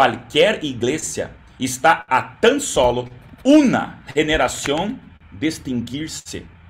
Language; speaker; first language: Spanish; non-native, learner; Portuguese